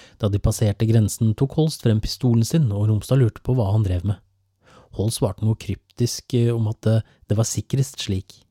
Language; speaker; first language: Norwegian; native; Norwegian